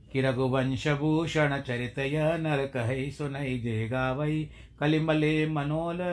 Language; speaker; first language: Hindi; native; Hindi